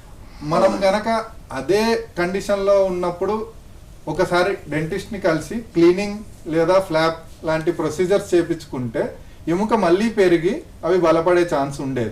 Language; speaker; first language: Telugu; native; Telugu